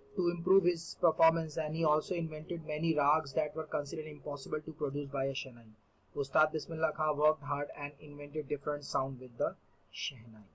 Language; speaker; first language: English; non-native, local second language; Hindi